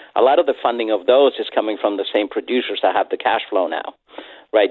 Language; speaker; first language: English; non-native, fluent; Spanish